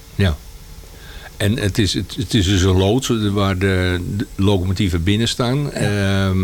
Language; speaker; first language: Dutch; native; Dutch